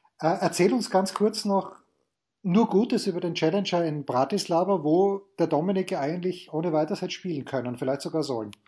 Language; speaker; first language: German; native; German